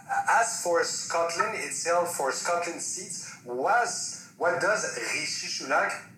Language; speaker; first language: English; non-native, fluent; French